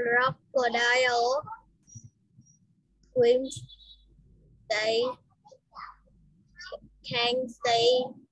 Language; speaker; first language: English; non-native, learner; Vietnamese